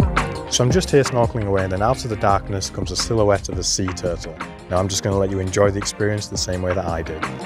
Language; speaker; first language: English; native; English